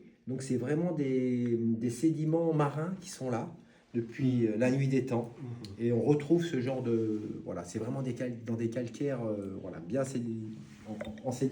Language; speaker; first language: French; native; French